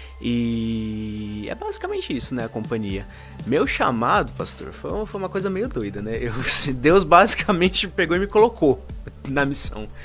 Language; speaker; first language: Portuguese; native; Portuguese